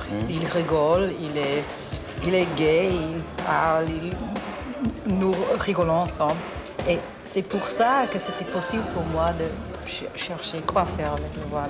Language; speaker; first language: French; non-native, learner; English